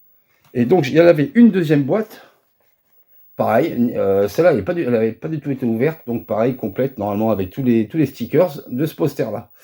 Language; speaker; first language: French; native; French